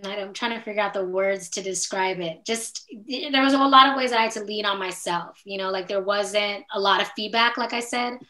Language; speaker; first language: English; native; English